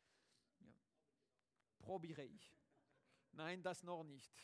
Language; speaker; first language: German; non-native, learner; French